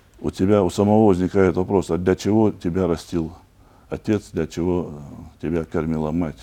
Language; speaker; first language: Russian; non-native, local second language; Chechen